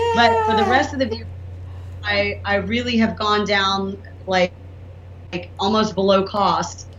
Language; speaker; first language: English; native; English